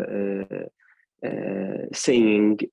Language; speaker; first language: English; non-native, learner; Arabic